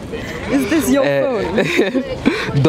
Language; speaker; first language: English; non-native, fluent; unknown